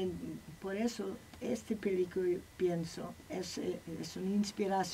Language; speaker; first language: Spanish; non-native, learner; English